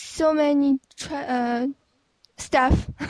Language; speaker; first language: English; non-native, learner; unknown